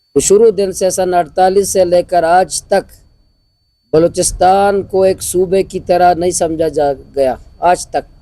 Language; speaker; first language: Urdu; non-native, local second language; Baluchi